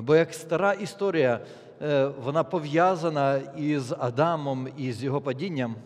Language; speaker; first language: Polish; non-native, learner; Ukrainian